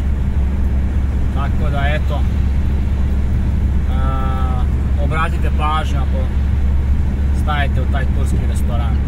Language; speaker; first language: Bosnian; native; Bosnian